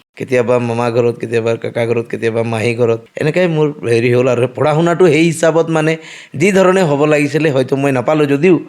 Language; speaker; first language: Assamese; non-native, local second language; Sadri